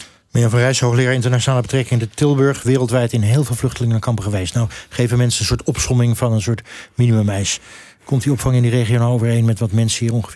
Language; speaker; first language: Dutch; native; Dutch